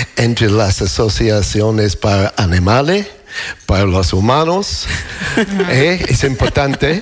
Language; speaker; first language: Spanish; non-native, learner; English